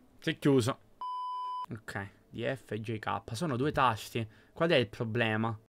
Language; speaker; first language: Italian; native; Italian